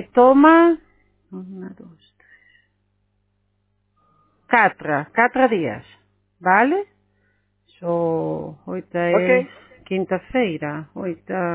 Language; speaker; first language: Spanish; non-native, fluent; Portuguese